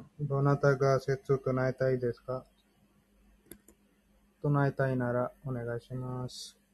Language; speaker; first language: Japanese; non-native, learner; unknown